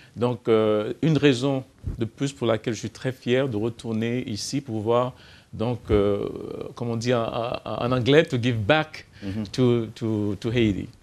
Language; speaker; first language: French; non-native, fluent; English